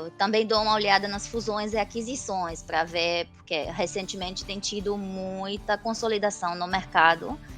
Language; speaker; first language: Portuguese; non-native, fluent; Romanian